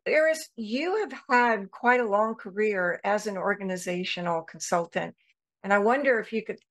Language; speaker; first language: English; native; English